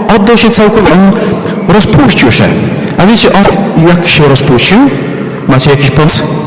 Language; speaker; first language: Polish; non-native, fluent; Italian